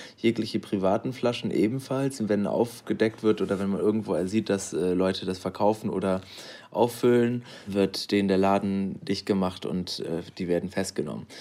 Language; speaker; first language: German; native; German